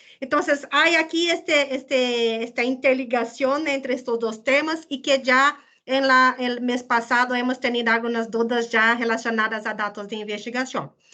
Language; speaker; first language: Spanish; non-native, fluent; Portuguese